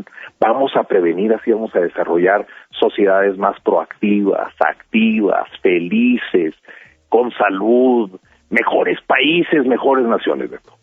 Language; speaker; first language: Spanish; native; Spanish